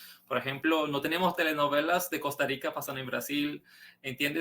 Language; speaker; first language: Spanish; non-native, fluent; Portuguese